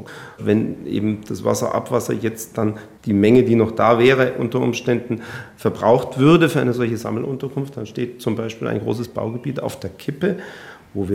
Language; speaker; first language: German; native; German